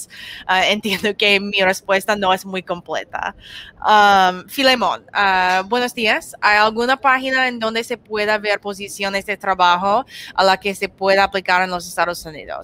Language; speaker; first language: Spanish; non-native, learner; English